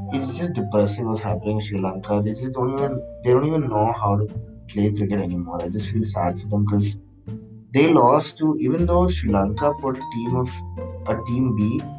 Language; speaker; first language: English; non-native, local second language; Malayalam